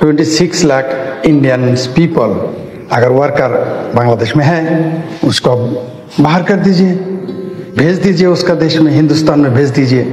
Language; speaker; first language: Hindi; non-native, fluent; Bangla